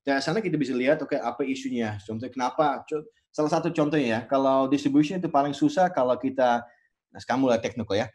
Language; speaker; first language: Indonesian; non-native, fluent; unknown